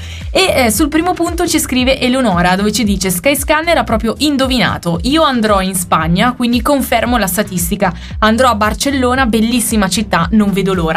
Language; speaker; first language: Italian; native; Italian